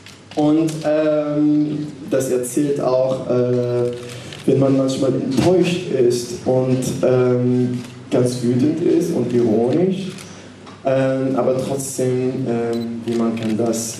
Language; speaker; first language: German; non-native, learner; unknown